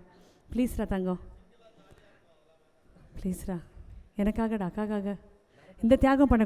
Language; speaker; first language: Tamil; native; Tamil